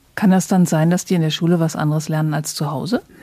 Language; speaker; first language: German; native; German